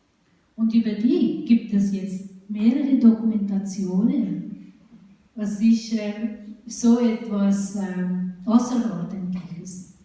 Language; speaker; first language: German; non-native, fluent; Urdu